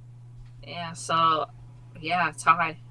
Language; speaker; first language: English; native; English